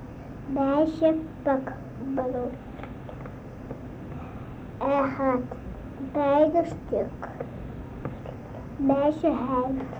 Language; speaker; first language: Dutch; early bilingual, other home language; Arabic